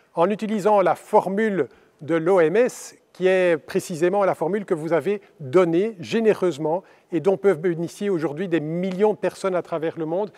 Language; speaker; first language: French; native; French